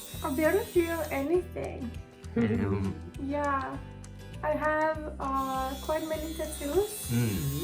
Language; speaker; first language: English; non-native, fluent; Norwegian